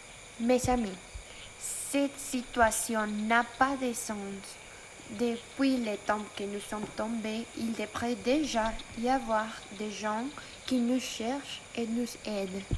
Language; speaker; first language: French; non-native, learner; Spanish